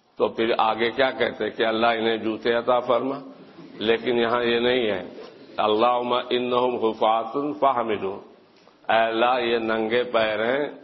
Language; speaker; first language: Urdu; native; Urdu